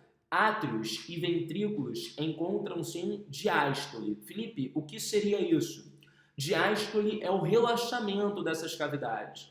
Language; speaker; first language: Portuguese; native; Portuguese